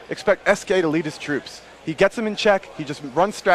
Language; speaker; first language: English; native; English